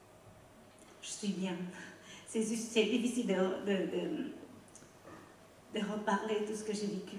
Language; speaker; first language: French; non-native, learner; Khmer